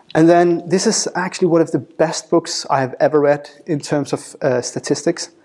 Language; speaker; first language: English; non-native, fluent; Danish